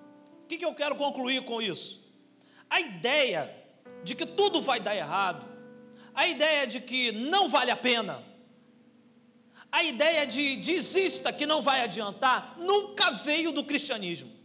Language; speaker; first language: Portuguese; native; Portuguese